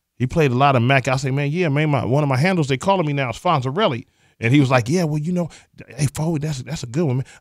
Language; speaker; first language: English; native; English